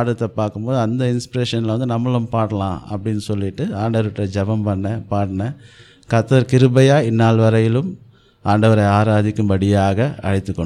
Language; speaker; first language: Tamil; native; Tamil